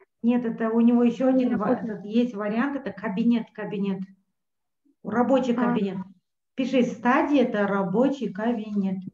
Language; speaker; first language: Russian; native; Russian